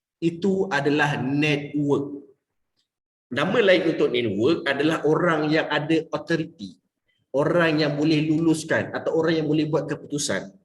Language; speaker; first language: Malay; native; Malay